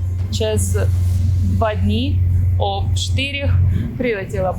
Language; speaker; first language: Slovenian; non-native, learner; Russian